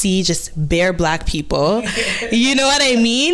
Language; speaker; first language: English; non-native, fluent; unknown